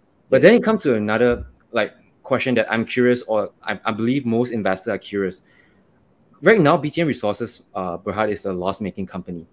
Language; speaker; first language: English; non-native, local second language; Chinese